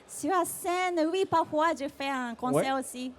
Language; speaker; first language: French; non-native, fluent; Japanese